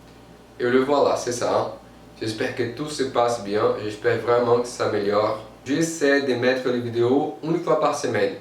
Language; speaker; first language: French; non-native, fluent; Portuguese